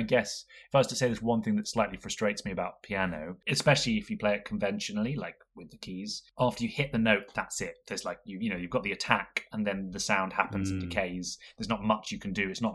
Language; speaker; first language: English; native; English